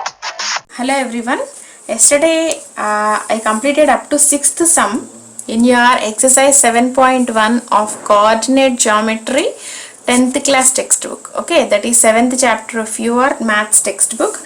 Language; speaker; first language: English; non-native, local second language; Telugu